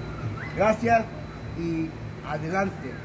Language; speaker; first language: Spanish; native; Spanish